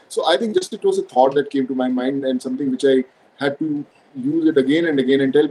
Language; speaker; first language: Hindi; non-native, local second language; Punjabi